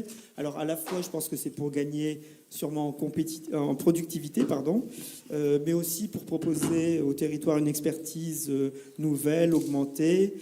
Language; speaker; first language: French; native; French